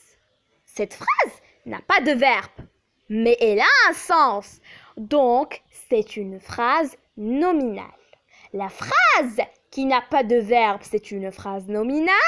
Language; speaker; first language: French; non-native, local second language; Arabic